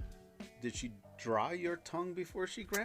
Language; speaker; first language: English; native; English